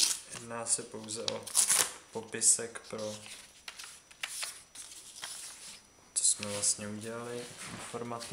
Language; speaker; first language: Czech; native; Czech